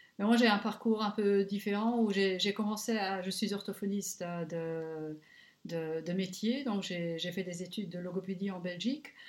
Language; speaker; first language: French; non-native, local second language; Luxembourgish